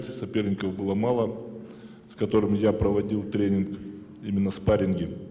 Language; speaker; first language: Russian; native; Russian